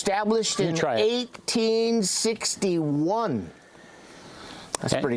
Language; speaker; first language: English; native; English